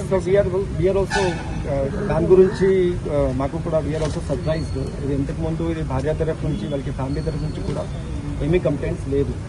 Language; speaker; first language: Telugu; non-native, local second language; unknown